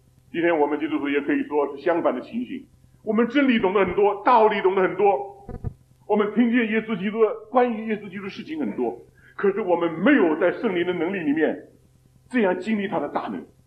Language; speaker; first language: Chinese; native; Chinese